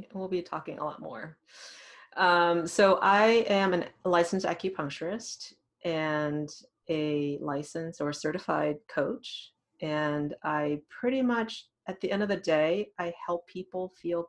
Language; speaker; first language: English; non-native, fluent; Thai